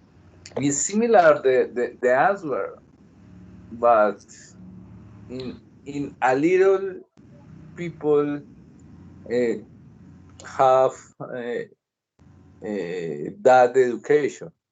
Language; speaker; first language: English; non-native, learner; Spanish